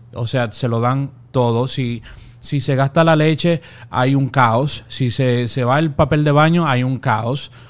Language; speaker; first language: Spanish; native; Spanish